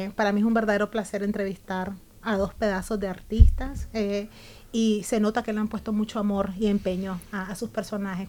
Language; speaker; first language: Spanish; native; Spanish